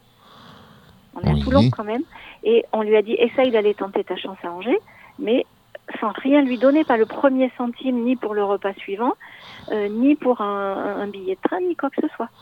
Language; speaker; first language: French; native; French